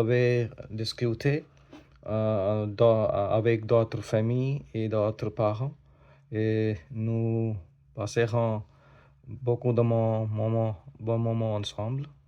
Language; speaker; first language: French; non-native, learner; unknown